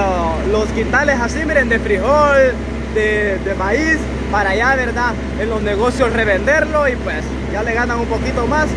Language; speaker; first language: Spanish; native; Spanish